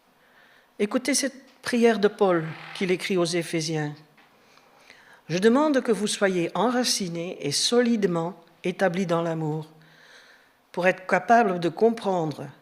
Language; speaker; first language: French; native; French